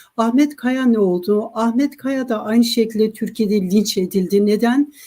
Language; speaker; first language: Turkish; non-native, local second language; Kurdish